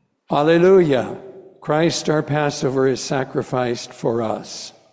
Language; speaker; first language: English; native; English